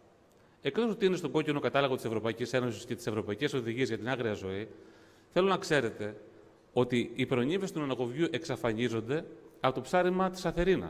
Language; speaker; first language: Greek; native; Greek